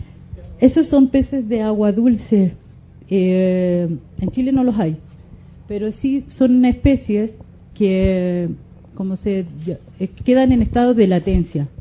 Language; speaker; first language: Spanish; native; Spanish